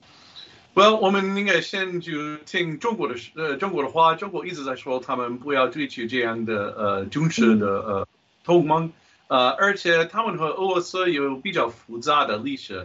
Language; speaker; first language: Chinese; non-native, fluent; English